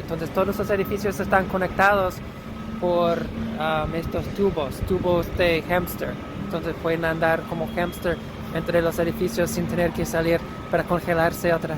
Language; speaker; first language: Spanish; non-native, fluent; English